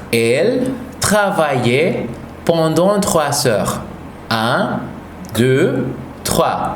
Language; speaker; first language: French; non-native, fluent; Spanish